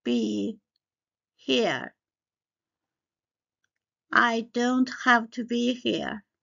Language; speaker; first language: English; non-native, fluent; Chinese